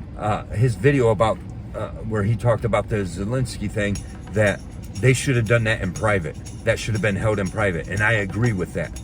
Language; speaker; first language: English; native; English